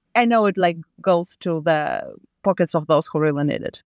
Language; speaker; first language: English; non-native, fluent; Latvian